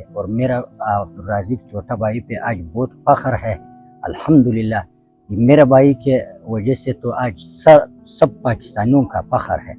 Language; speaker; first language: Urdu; non-native, local second language; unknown